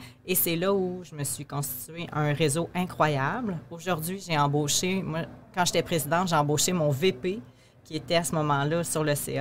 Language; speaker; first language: French; native; French